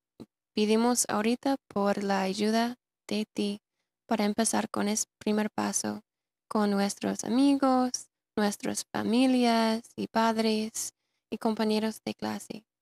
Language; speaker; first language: Spanish; non-native, fluent; English